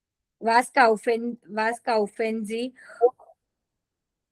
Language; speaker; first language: German; non-native, learner; Gujarati